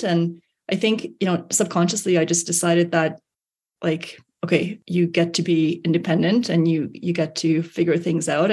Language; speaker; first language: English; early bilingual, other home language; Hungarian